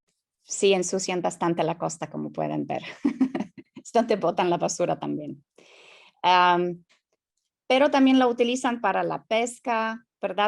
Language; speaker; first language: Spanish; non-native, fluent; Polish